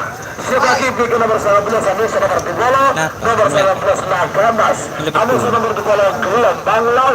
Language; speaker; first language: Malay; non-native, local second language; Madurese